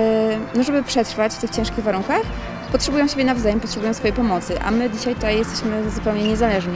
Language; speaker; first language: Polish; native; Polish